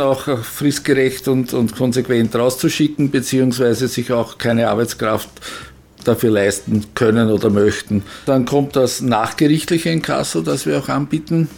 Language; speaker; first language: German; native; German